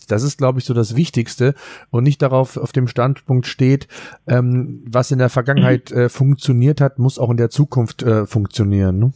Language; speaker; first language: German; native; German